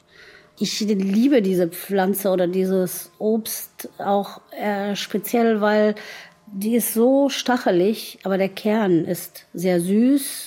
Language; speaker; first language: German; non-native, fluent; Arabic